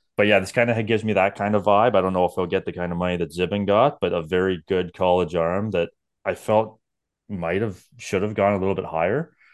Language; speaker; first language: English; native; English